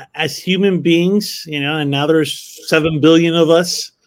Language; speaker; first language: English; early bilingual, other home language; Spanish